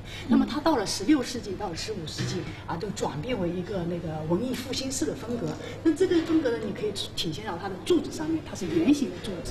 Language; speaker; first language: Chinese; native; Chinese